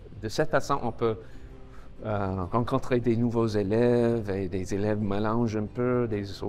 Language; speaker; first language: French; non-native, learner; English